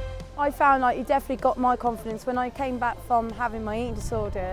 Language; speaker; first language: English; native; English